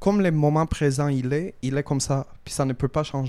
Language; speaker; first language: French; native; French